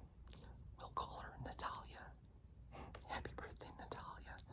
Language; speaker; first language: English; native; English